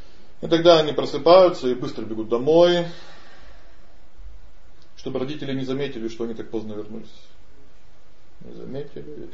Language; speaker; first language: Russian; native; Russian